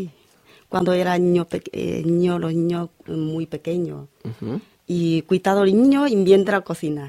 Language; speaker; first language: Spanish; non-native, learner; Chinese